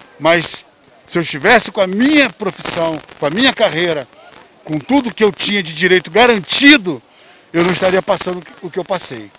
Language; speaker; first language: Portuguese; native; Portuguese